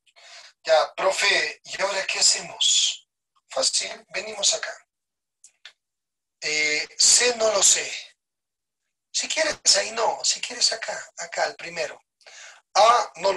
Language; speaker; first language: Spanish; native; Spanish